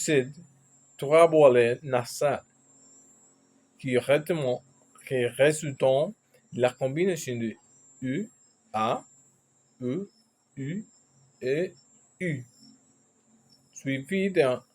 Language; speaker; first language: French; non-native, learner; Spanish